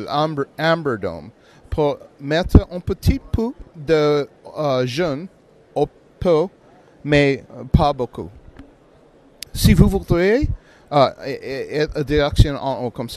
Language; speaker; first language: French; non-native, learner; English